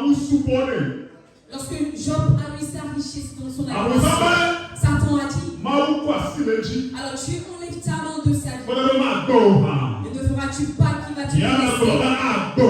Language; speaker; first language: French; non-native, local second language; Ewe